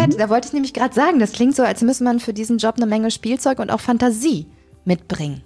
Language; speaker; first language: German; native; German